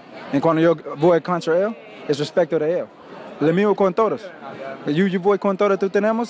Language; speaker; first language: Spanish; non-native, learner; English